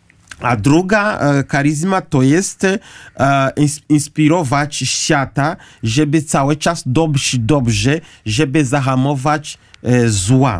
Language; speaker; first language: Polish; non-native, learner; Kinyarwanda